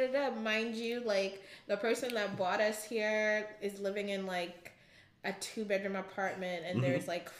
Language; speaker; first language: English; non-native, local second language; Ganda